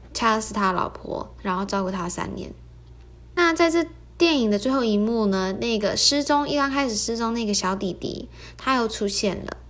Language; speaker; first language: Chinese; early bilingual, heritage; Chinese